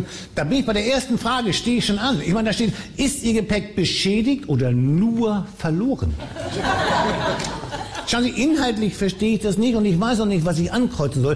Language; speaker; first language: German; native; German